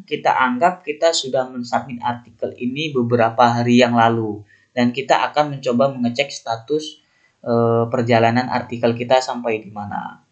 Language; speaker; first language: Indonesian; native; Indonesian